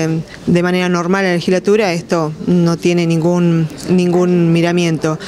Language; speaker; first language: Spanish; native; Spanish